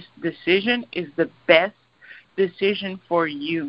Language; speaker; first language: English; native; English